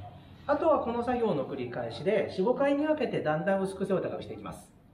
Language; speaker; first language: Japanese; native; Japanese